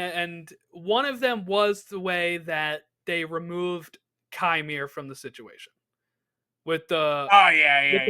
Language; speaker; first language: English; native; English